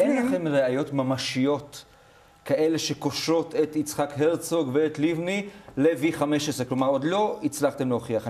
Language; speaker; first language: Hebrew; native; Hebrew